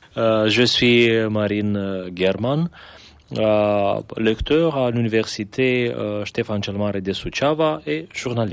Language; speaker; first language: French; non-native, fluent; Romanian